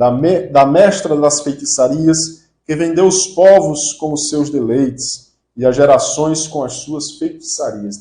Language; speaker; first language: Portuguese; native; Portuguese